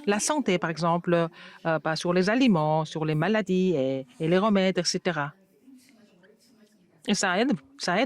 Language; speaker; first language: French; non-native, fluent; Korean